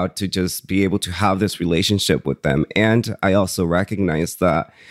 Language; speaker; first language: English; early bilingual, other home language; Spanish